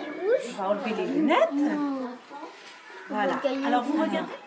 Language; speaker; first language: French; native; French